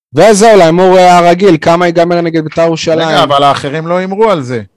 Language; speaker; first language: Hebrew; native; Hebrew